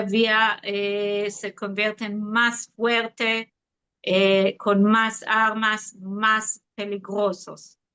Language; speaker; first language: Spanish; non-native, fluent; Hebrew